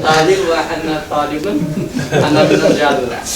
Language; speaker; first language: Arabic; non-native, learner; Kashmiri